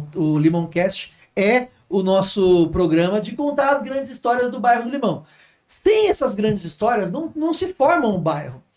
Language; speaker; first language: Portuguese; native; Portuguese